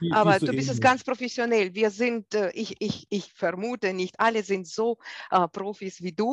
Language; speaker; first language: German; non-native, fluent; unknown